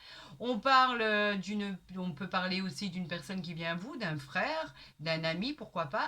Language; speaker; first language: French; native; French